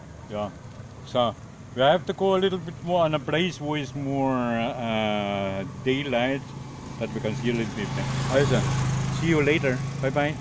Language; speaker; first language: English; non-native, learner; German